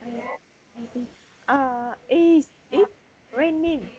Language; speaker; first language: English; non-native, learner; Vietnamese